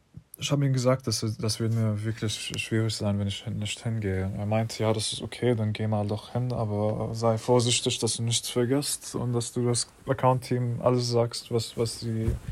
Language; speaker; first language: German; non-native, learner; English